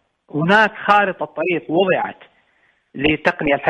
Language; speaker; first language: Arabic; native; Arabic